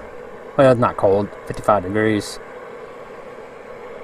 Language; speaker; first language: English; native; English